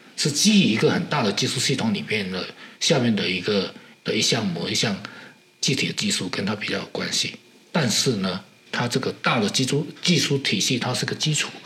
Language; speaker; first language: Chinese; non-native, local second language; Min Nan Chinese